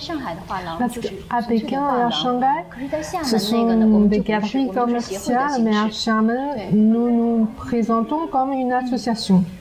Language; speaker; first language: French; non-native, learner; Chinese